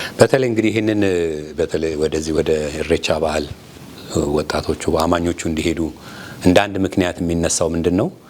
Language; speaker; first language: Amharic; native; Amharic